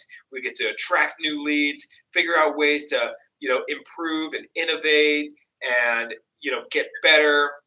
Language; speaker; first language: English; native; English